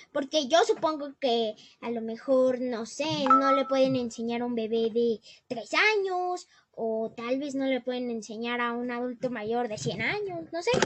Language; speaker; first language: Spanish; native; Spanish